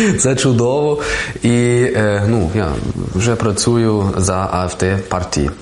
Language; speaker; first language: Ukrainian; non-native, learner; German